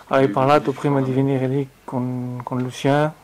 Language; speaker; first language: Italian; non-native, fluent; French